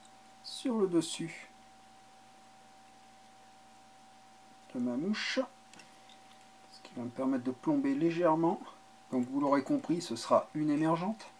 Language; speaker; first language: French; native; French